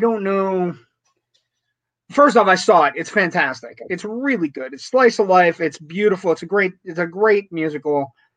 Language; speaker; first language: English; native; English